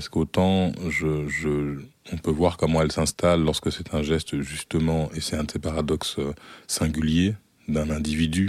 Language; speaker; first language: French; native; French